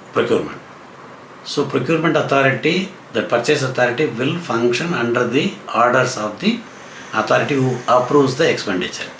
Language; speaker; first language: English; non-native, local second language; Tamil